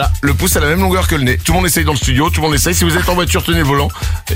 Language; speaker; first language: French; native; French